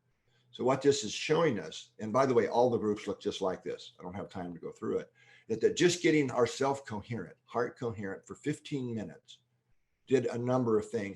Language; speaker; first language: English; native; English